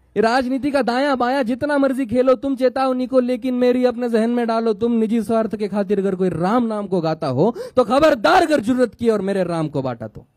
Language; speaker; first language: Hindi; non-native, local second language; Marathi